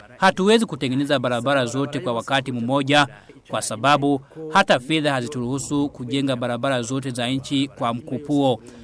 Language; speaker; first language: Swahili; non-native, local second language; Rundi